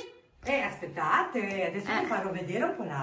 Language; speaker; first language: Italian; native; Italian